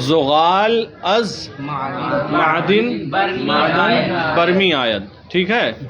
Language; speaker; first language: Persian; non-native, fluent; Urdu